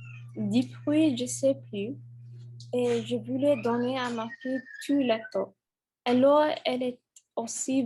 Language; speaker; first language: French; non-native, learner; English